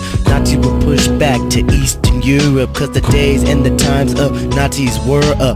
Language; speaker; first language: English; native; English